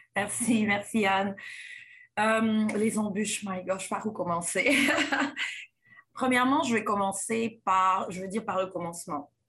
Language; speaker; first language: French; non-native, local second language; Lingala